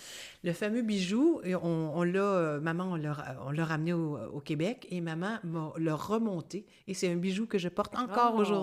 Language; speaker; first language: French; native; French